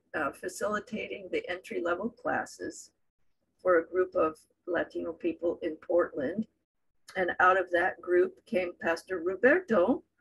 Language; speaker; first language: English; native; English